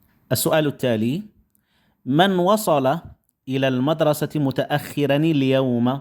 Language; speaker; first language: Arabic; non-native, fluent; Indonesian